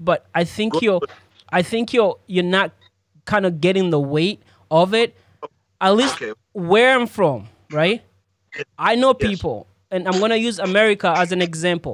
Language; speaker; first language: English; non-native, local second language; Ganda